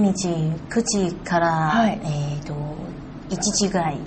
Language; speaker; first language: Japanese; non-native, learner; Chinese